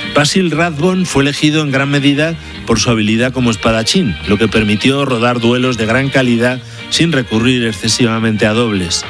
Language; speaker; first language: Spanish; native; Spanish